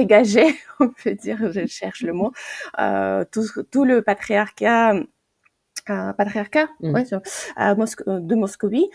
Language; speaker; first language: French; non-native, fluent; Ukrainian